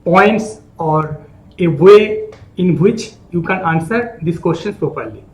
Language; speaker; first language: English; non-native, local second language; Bangla